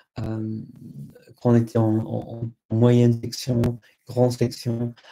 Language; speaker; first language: French; non-native, fluent; English